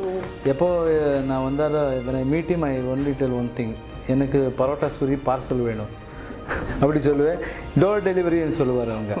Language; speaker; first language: Tamil; non-native, learner; Kannada